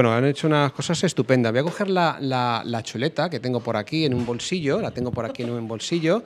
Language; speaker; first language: Spanish; native; Spanish